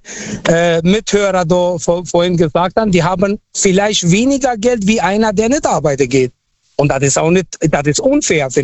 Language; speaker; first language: German; non-native, fluent; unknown